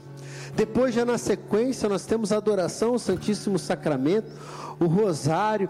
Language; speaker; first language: Portuguese; native; Portuguese